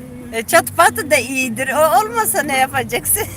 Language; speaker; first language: Turkish; non-native, local second language; Kurdish